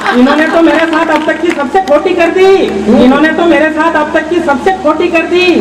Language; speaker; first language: Hindi; native; Hindi